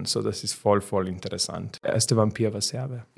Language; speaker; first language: German; non-native, fluent; Serbian